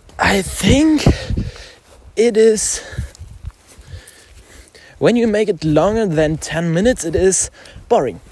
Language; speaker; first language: English; non-native, learner; German